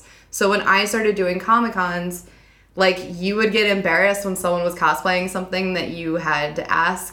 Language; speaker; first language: English; native; English